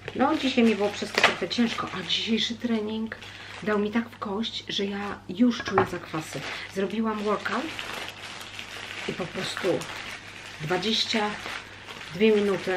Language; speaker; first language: Polish; native; Polish